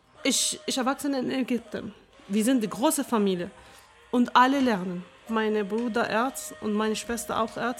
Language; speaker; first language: German; non-native, learner; Arabic